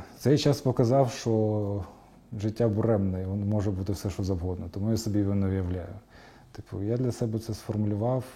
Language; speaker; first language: Ukrainian; non-native, local second language; Crimean Tatar